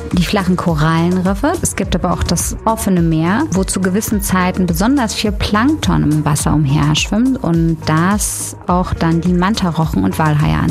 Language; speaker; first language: German; native; German